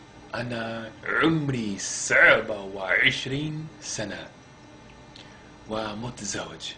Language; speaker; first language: Arabic; non-native, learner; English